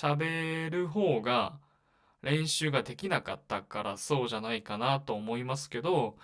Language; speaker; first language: Japanese; non-native, learner; Korean